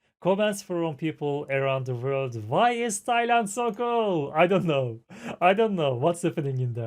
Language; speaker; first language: English; non-native, fluent; Turkish